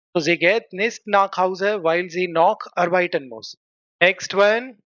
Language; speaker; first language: German; non-native, fluent; Hindi